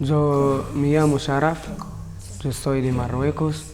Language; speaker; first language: Spanish; non-native, learner; Arabic